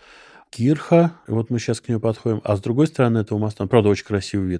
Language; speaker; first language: Russian; native; Russian